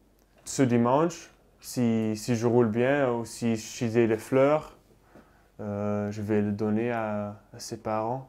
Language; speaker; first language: French; non-native, local second language; Dutch